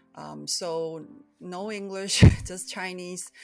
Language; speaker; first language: English; early bilingual, other home language; Cantonese